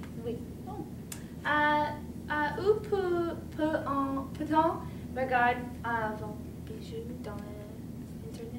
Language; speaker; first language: French; non-native, learner; English